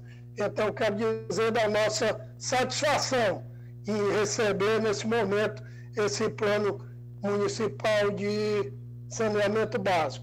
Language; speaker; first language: Portuguese; native; Portuguese